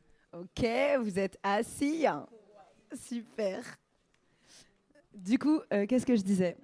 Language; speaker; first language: French; native; French